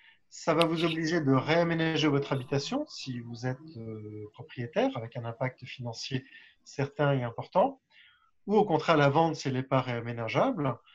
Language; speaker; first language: French; native; French